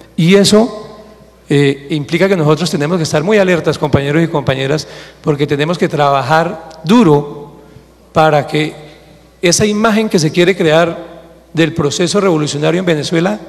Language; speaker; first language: Spanish; native; Spanish